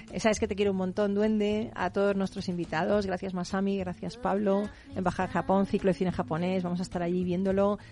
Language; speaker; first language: Spanish; native; Spanish